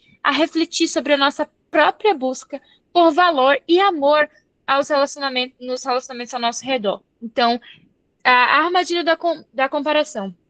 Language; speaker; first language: Portuguese; native; Portuguese